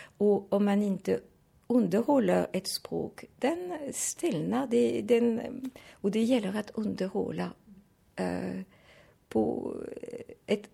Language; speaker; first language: Swedish; non-native, fluent; French